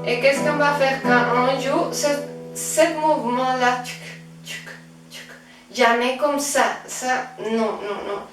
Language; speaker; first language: French; non-native, fluent; Spanish